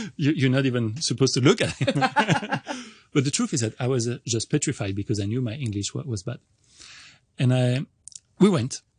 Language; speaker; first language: English; non-native, fluent; French